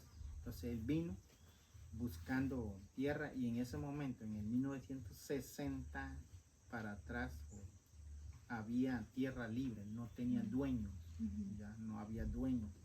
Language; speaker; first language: Spanish; non-native, local second language; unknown